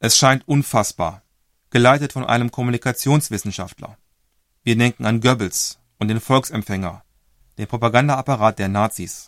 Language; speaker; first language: German; native; German